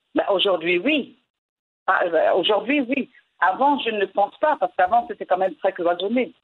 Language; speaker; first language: French; non-native, local second language; Arabic